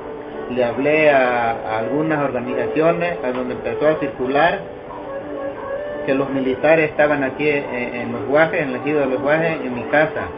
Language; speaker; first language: Spanish; native; Spanish